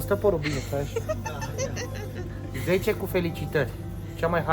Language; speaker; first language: Romanian; native; Romanian